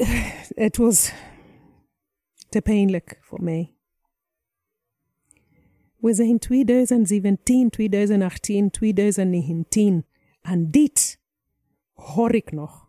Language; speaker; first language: Dutch; non-native, fluent; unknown